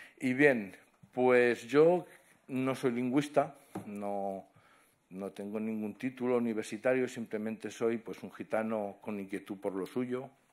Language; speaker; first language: Spanish; non-native, local second language; Catalan